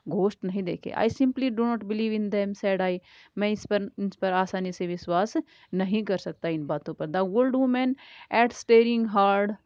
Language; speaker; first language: Hindi; native; Hindi